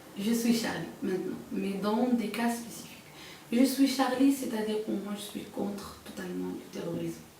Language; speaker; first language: French; non-native, local second language; Arabic